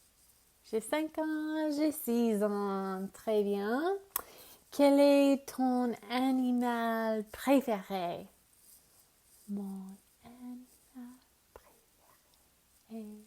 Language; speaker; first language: French; non-native, fluent; English